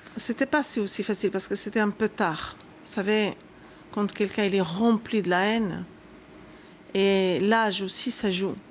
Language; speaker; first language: French; non-native, local second language; Arabic